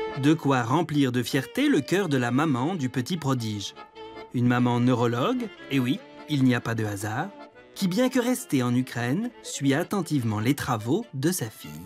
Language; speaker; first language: French; native; French